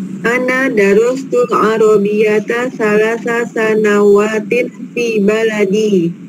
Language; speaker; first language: Arabic; non-native, learner; Indonesian